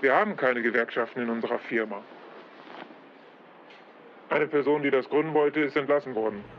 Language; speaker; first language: German; non-native, fluent; Polish